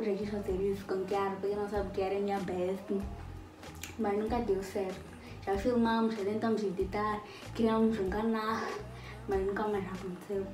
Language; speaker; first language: Portuguese; early bilingual, heritage; Portuguese